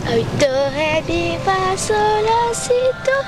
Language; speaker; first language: French; native; French